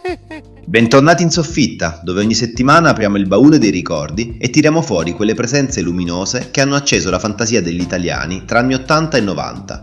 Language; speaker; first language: Italian; native; Italian